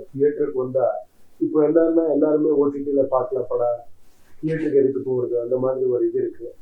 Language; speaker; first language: Tamil; non-native, learner; Kannada